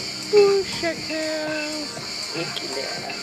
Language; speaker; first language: Turkish; non-native, learner; English